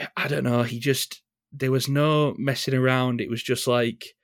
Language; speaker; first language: English; native; English